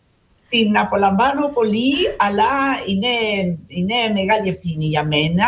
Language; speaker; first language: Greek; non-native, fluent; Spanish